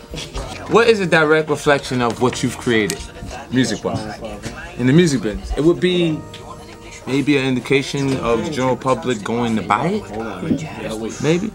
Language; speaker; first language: English; native; English